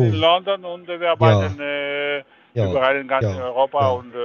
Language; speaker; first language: German; non-native, fluent; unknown